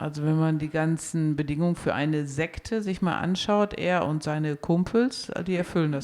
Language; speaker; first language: German; native; German